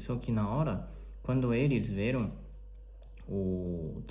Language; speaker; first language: Portuguese; non-native, learner; Chinese